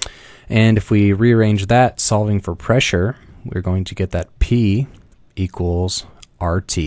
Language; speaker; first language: English; native; English